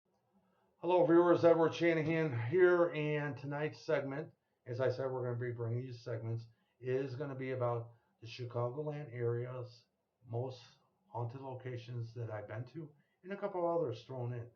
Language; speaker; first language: English; native; English